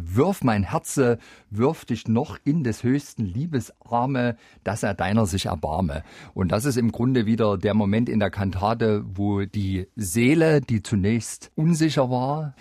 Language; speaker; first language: German; native; German